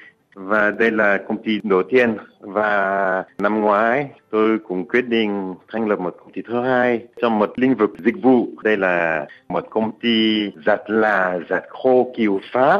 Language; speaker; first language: Vietnamese; non-native, fluent; French